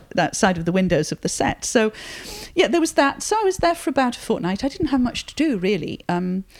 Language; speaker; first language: English; non-native, local second language; French